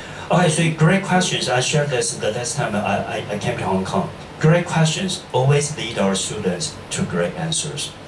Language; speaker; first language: English; non-native, fluent; Chinese